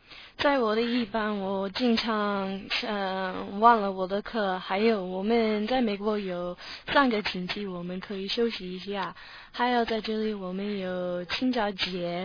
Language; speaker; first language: Chinese; non-native, learner; English